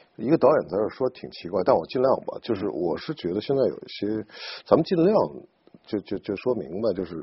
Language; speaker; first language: Chinese; native; Chinese